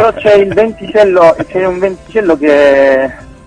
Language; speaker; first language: Italian; native; Italian